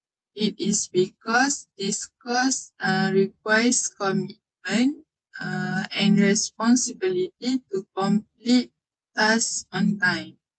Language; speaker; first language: English; non-native, learner; Malay